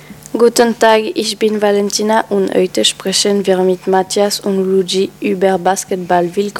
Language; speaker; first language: German; non-native, learner; French